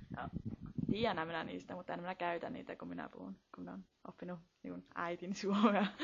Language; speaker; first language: Finnish; early bilingual, heritage; Finnish